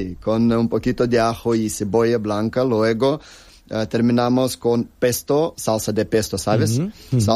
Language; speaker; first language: Spanish; non-native, learner; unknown